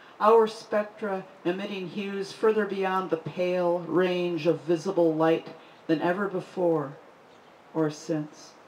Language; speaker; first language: English; native; English